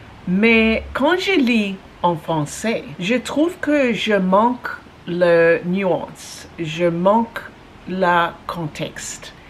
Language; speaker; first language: French; non-native, learner; English